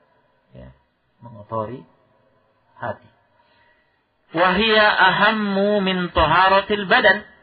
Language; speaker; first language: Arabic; non-native, fluent; Indonesian